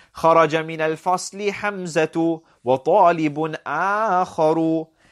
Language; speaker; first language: Arabic; non-native, fluent; English